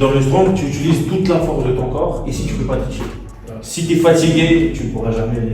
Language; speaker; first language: French; native; French